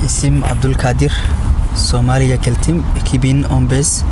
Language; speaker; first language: Kazakh; non-native, learner; Somali